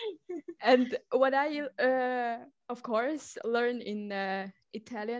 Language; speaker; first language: English; non-native, learner; Swiss German